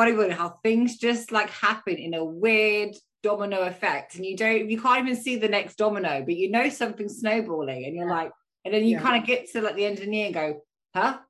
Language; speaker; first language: English; native; English